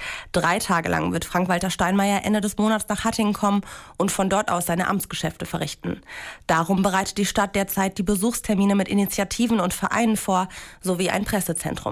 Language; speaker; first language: German; native; German